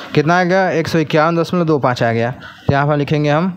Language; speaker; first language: Hindi; native; Hindi